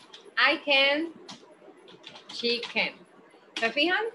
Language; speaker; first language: English; non-native, fluent; Spanish